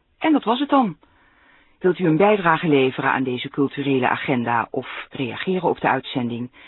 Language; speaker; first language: Dutch; native; Dutch